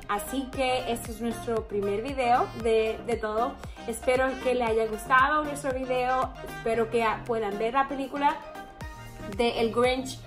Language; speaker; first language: Spanish; early bilingual, heritage; Spanish